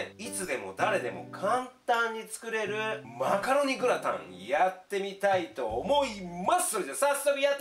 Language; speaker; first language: Japanese; native; Japanese